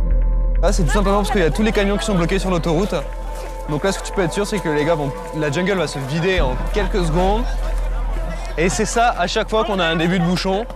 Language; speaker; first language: French; native; French